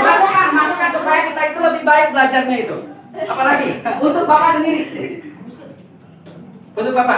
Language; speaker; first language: Indonesian; native; Indonesian